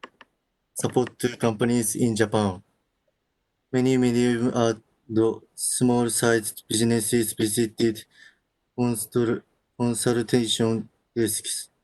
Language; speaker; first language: English; non-native, learner; Japanese